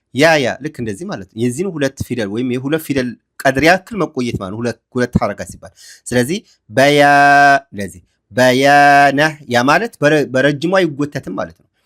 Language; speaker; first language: Amharic; native; Amharic